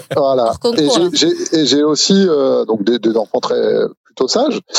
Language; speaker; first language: French; native; French